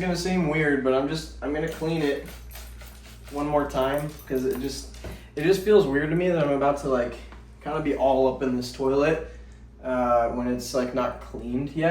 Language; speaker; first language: English; native; English